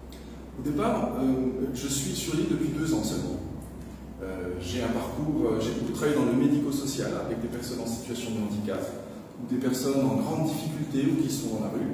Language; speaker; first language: French; native; French